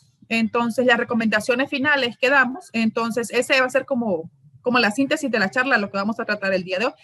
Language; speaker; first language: Spanish; native; Spanish